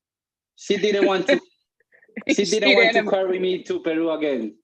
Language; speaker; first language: English; non-native, learner; Spanish